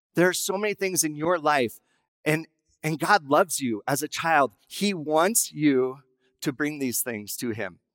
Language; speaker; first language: English; native; English